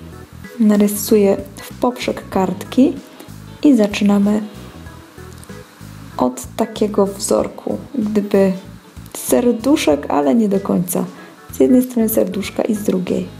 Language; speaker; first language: Polish; native; Polish